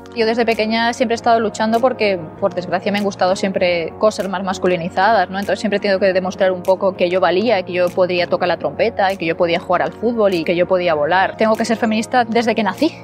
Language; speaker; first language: Spanish; native; Spanish